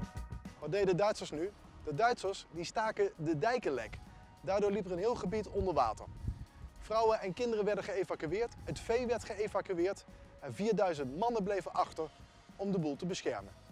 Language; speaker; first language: Dutch; native; Dutch